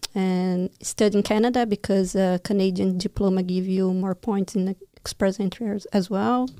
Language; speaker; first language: English; non-native, fluent; Portuguese